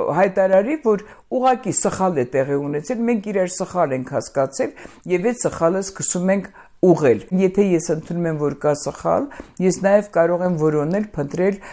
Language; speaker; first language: Armenian; native; Armenian